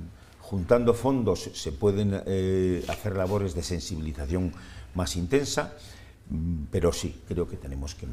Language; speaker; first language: Spanish; native; Spanish